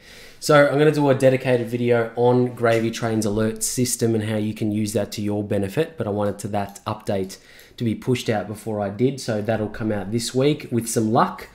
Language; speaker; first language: English; native; English